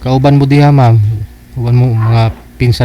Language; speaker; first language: Filipino; native; Filipino